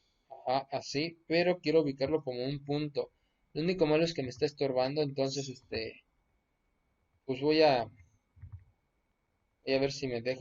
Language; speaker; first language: Spanish; native; Spanish